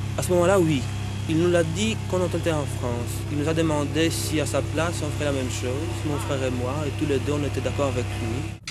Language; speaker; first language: French; non-native, fluent; Polish